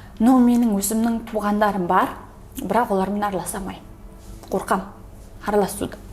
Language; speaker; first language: Kazakh; early bilingual, heritage; Kazakh